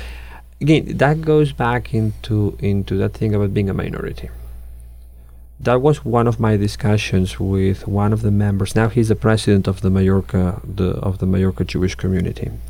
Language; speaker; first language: English; non-native, fluent; Catalan